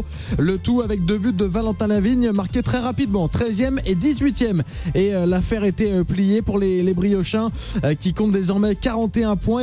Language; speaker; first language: French; native; French